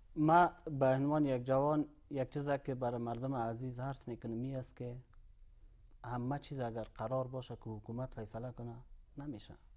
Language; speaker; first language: Persian; native; Persian